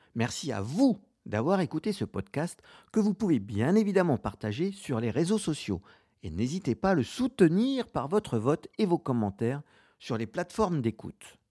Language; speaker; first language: French; native; French